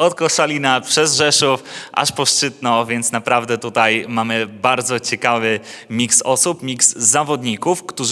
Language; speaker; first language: Polish; native; Polish